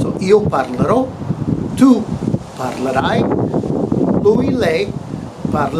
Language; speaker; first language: Italian; non-native, fluent; English